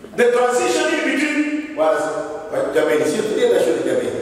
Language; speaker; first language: English; non-native, local second language; Swahili